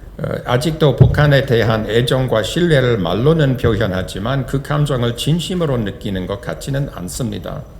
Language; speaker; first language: Korean; non-native, fluent; English